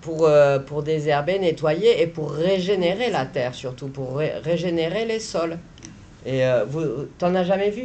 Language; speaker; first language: French; native; French